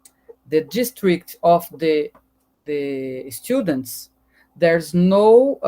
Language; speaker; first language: English; non-native, learner; Portuguese